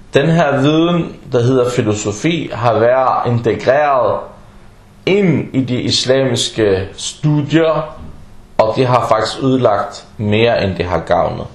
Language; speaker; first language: Danish; non-native, fluent; Arabic